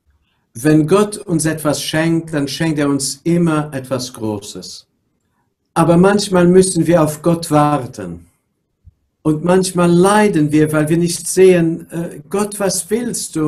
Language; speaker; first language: German; non-native, local second language; Luxembourgish